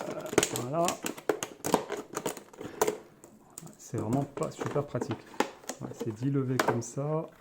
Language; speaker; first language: French; native; French